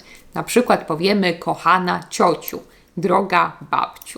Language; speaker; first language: Polish; native; Polish